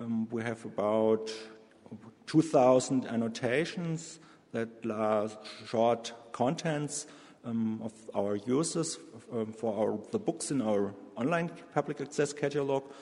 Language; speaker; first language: English; non-native, learner; German